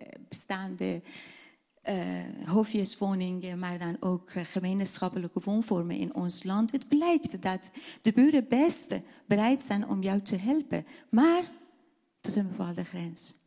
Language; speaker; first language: Dutch; non-native, fluent; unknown